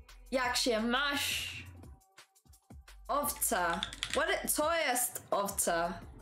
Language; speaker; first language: Polish; non-native, learner; Chinese